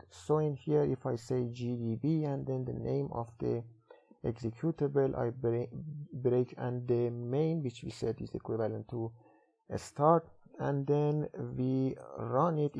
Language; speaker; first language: English; non-native, fluent; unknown